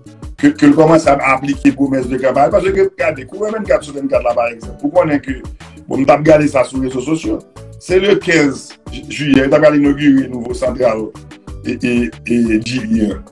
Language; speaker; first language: French; non-native, local second language; Haitian Creole